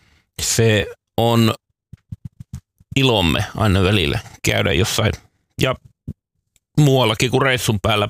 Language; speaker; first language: Finnish; native; Finnish